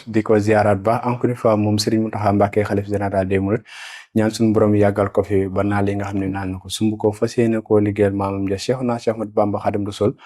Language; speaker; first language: Wolof; native; Wolof